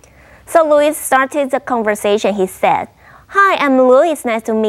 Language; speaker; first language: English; non-native, fluent; Chinese